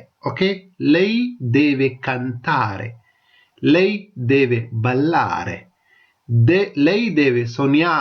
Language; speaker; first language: Italian; non-native, fluent; Tamil